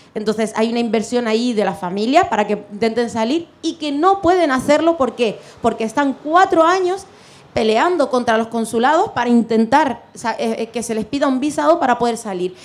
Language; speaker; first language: Spanish; non-native, fluent; Arabic